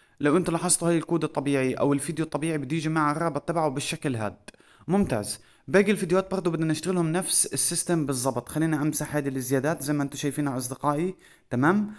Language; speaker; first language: Arabic; native; Arabic